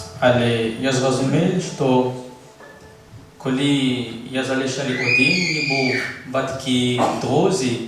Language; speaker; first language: Ukrainian; non-native, learner; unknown